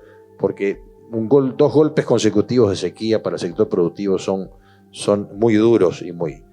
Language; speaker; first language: Spanish; native; Spanish